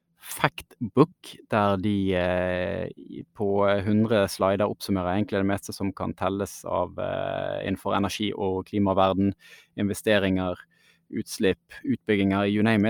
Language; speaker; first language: Norwegian; native; Norwegian